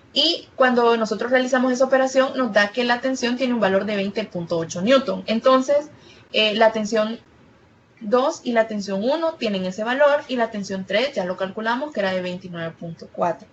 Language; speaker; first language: Spanish; native; Spanish